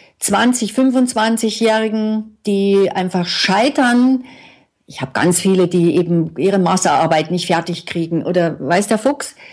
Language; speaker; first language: German; native; German